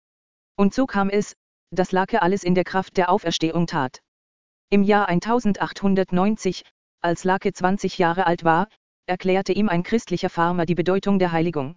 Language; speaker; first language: German; native; German